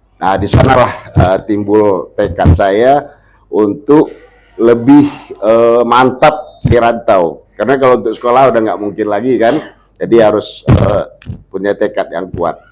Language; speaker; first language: Indonesian; non-native, local second language; Minangkabau